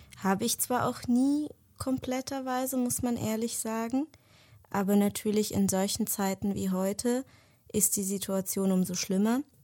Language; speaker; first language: German; early bilingual, other home language; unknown